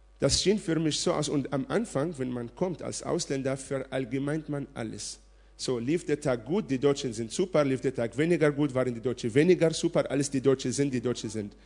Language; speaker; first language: German; non-native, fluent; Arabic